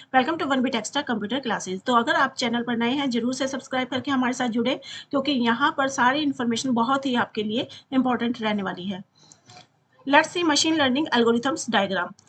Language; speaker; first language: Hindi; native; Hindi